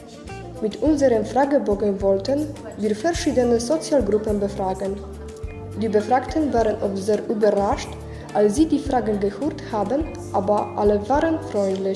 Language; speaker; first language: German; non-native, learner; Polish